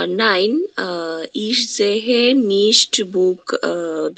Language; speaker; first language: German; non-native, learner; Bangla